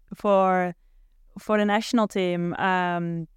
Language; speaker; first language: English; non-native, fluent; Dutch